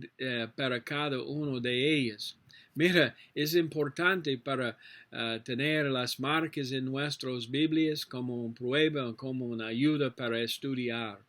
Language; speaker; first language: Spanish; non-native, learner; English